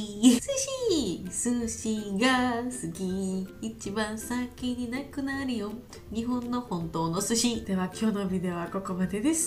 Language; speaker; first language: Japanese; non-native, learner; Georgian